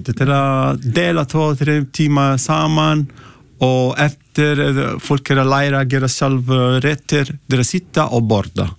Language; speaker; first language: Icelandic; non-native, learner; Italian